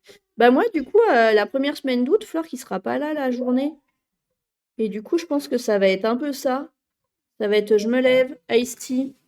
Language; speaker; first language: French; native; French